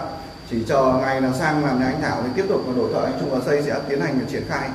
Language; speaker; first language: Vietnamese; native; Vietnamese